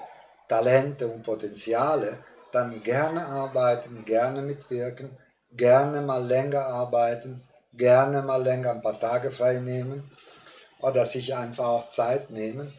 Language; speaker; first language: German; non-native, fluent; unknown